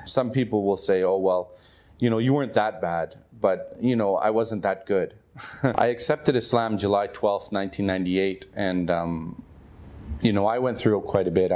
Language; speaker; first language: English; native; English